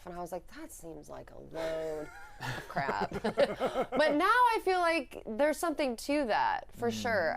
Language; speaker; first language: English; native; English